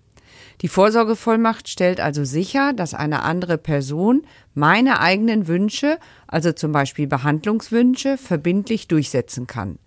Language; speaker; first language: German; native; German